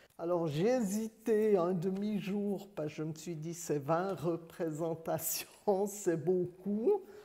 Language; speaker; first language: French; native; French